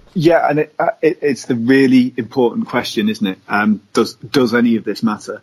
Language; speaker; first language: English; native; English